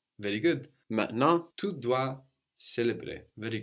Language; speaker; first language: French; non-native, fluent; English